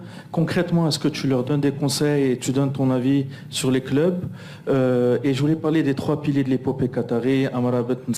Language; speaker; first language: French; native; French